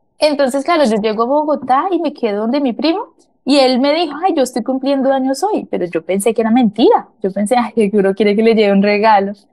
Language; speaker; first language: Spanish; native; Spanish